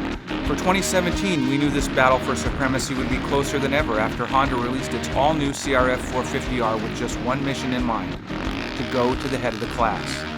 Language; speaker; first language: English; native; English